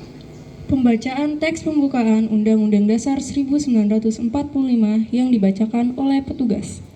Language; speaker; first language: Indonesian; native; Indonesian